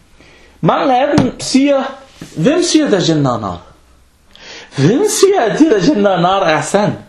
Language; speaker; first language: Danish; early bilingual, other home language; Arabic